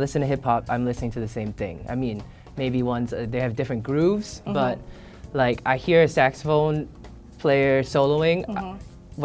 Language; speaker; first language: English; native; English